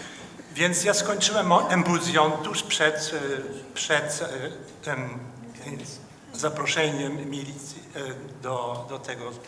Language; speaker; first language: Polish; non-native, fluent; Dutch